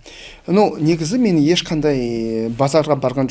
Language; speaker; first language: Kazakh; non-native, local second language; Russian